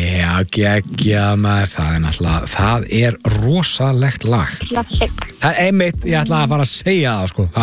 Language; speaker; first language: Icelandic; native; Icelandic